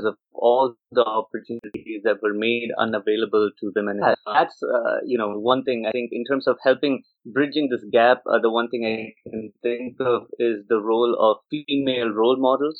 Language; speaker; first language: English; non-native, local second language; Odia